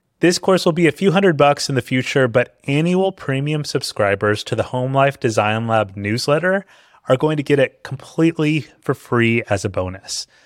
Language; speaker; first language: English; native; English